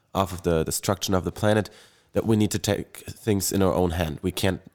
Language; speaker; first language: English; non-native, fluent; German